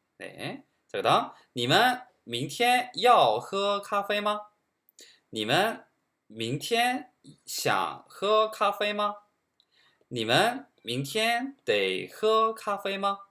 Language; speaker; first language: Chinese; non-native, fluent; Korean